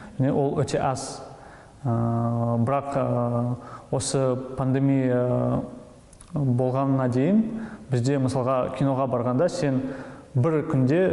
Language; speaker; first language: Kazakh; non-native, local second language; Russian